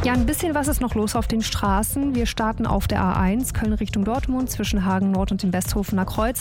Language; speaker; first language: German; native; German